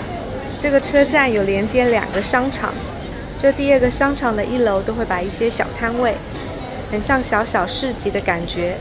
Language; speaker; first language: Chinese; native; Chinese